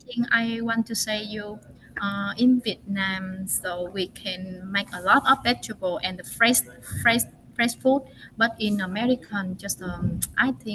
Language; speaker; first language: English; non-native, learner; Vietnamese